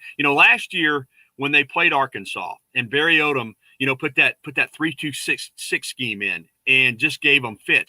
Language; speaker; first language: English; native; English